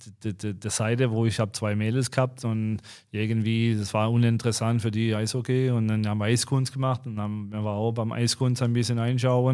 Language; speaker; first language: German; non-native, fluent; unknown